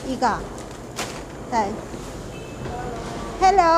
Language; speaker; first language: Chinese; non-native, learner; Filipino